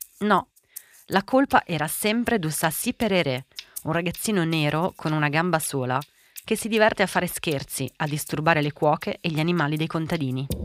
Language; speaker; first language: Italian; early bilingual, other home language; Portuguese